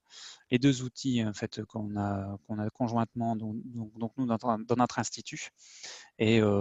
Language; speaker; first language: French; native; French